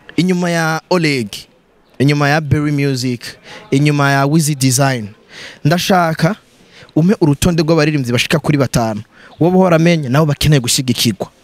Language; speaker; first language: Rundi; native; Rundi